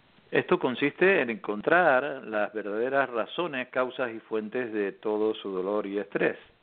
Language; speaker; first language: Spanish; native; Spanish